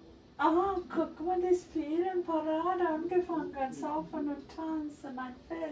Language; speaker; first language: German; non-native, learner; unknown